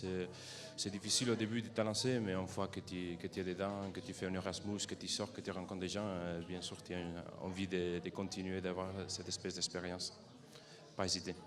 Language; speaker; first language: French; non-native, fluent; Catalan